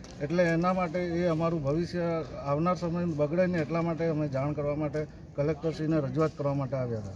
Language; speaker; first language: Gujarati; native; Gujarati